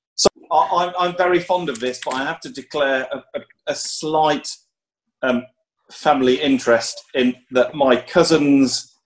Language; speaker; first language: English; native; English